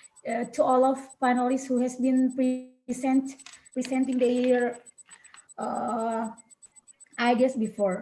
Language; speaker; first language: English; non-native, learner; Indonesian